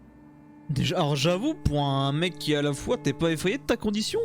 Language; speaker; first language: French; native; French